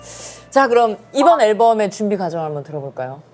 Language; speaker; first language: Korean; native; Korean